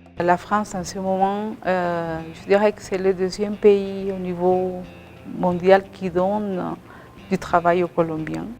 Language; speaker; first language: French; non-native, fluent; Spanish